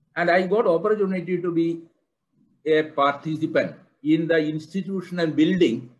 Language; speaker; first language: English; non-native, local second language; Malayalam